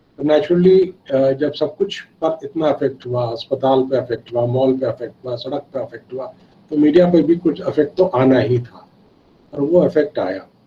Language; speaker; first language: Hindi; native; Hindi